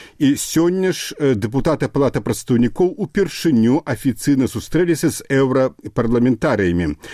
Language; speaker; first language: Belarusian; native; Belarusian